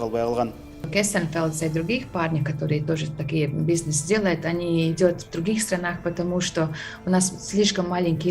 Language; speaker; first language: Russian; non-native, fluent; Latvian